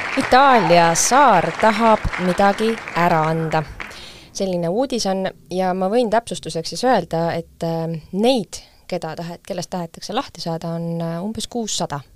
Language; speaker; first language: Estonian; native; Estonian